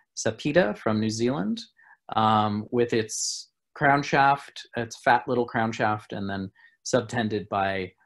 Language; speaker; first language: English; native; English